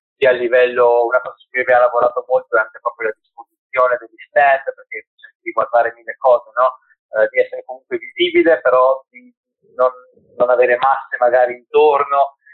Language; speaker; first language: Italian; early bilingual, heritage; Spanish